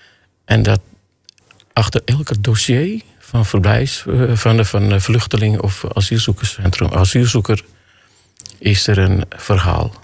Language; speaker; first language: Dutch; non-native, fluent; Armenian